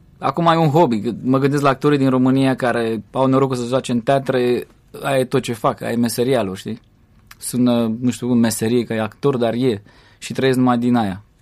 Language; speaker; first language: Romanian; native; Romanian